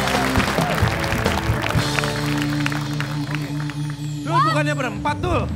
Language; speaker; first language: Indonesian; native; Indonesian